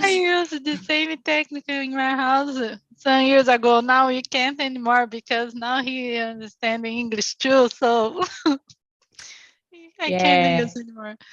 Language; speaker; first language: English; non-native, learner; Portuguese